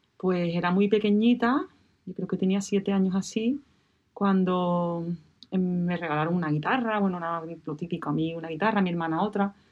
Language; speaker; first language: Spanish; native; Spanish